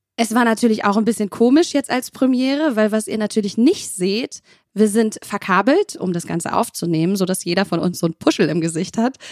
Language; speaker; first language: German; early bilingual, other home language; Arabic